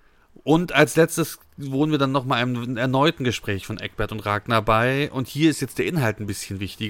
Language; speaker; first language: German; native; German